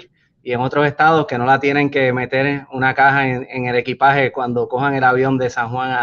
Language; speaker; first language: Spanish; native; Spanish